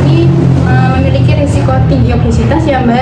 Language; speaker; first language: Indonesian; native; Indonesian